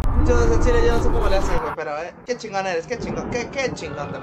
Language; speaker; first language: Spanish; native; Spanish